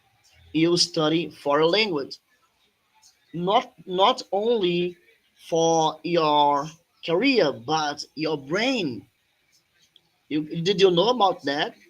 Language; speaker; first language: English; non-native, fluent; Portuguese